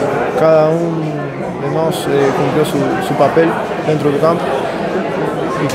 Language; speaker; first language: Portuguese; non-native, learner; Spanish